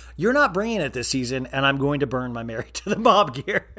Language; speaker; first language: English; native; English